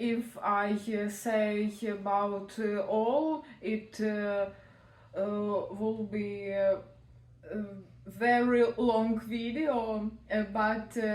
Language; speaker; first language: English; non-native, learner; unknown